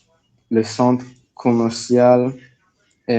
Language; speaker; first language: French; non-native, learner; English